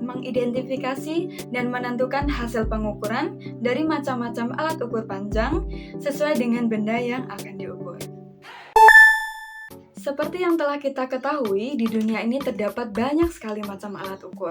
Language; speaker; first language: Indonesian; native; Indonesian